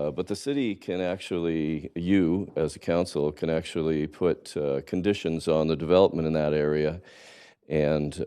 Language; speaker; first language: English; native; English